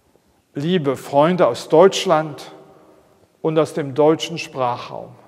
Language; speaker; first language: German; non-native, local second language; Luxembourgish